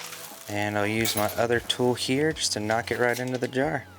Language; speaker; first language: English; native; English